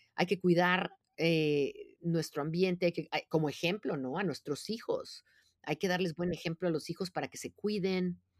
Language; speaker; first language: Spanish; native; Spanish